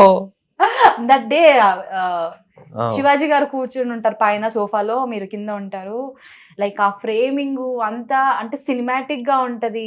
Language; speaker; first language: Telugu; native; Telugu